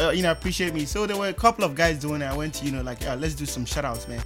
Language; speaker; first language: English; non-native, local second language; Akan